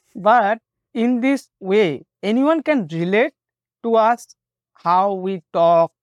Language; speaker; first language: English; non-native, local second language; Bangla